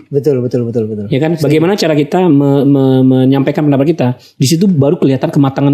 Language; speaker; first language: Indonesian; native; Indonesian